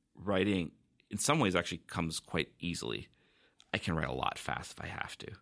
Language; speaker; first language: English; native; English